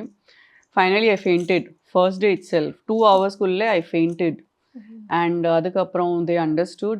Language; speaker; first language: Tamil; non-native, local second language; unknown